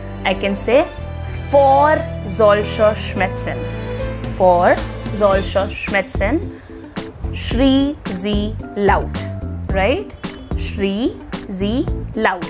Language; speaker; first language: German; non-native, fluent; Hindi